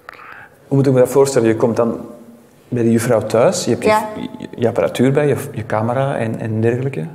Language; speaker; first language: Dutch; native; Dutch